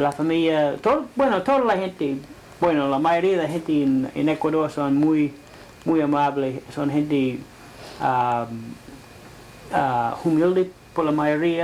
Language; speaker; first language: Spanish; non-native, fluent; English